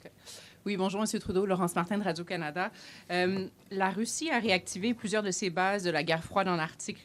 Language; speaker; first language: French; native; French